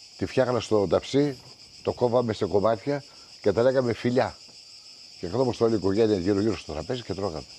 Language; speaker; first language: Greek; native; Greek